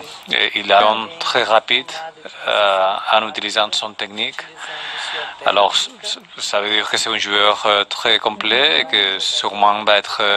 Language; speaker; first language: French; non-native, fluent; Spanish